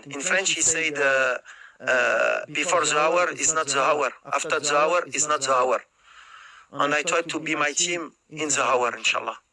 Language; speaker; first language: English; non-native, learner; French